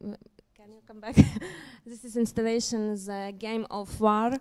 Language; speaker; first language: English; non-native, learner; Ukrainian